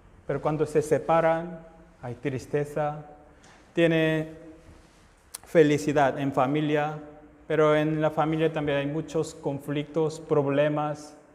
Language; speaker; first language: Spanish; non-native, fluent; Korean